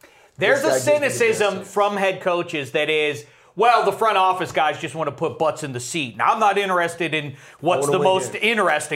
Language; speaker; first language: English; native; English